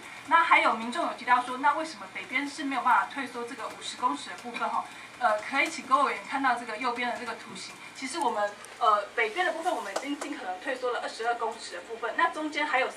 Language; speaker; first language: Chinese; native; Chinese